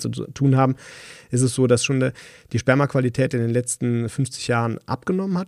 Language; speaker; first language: German; native; German